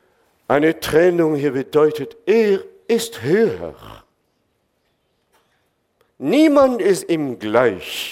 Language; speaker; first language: German; non-native, fluent; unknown